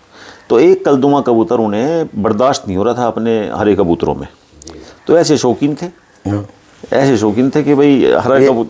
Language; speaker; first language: Hindi; native; Hindi